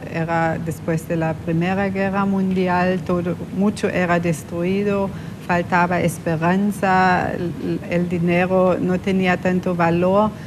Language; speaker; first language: Spanish; non-native, fluent; German